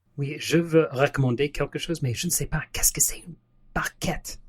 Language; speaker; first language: French; non-native, learner; English